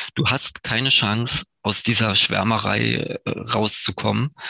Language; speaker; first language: German; native; German